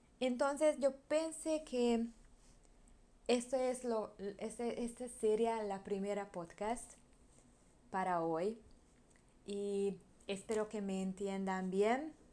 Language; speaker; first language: Spanish; non-native, learner; Hungarian